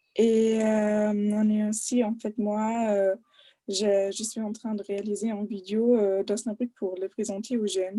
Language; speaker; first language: French; non-native, fluent; German